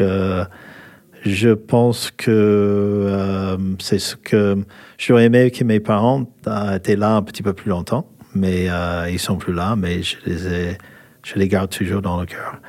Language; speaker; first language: French; non-native, fluent; English